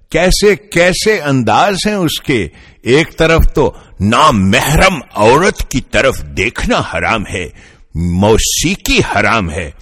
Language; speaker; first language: Urdu; non-native, local second language; Punjabi